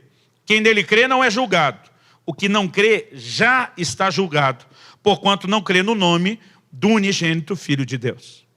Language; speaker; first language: Portuguese; native; Portuguese